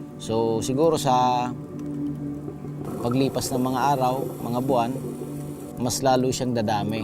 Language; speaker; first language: Filipino; non-native, local second language; Bikol